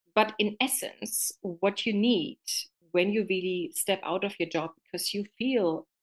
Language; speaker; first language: English; non-native, fluent; German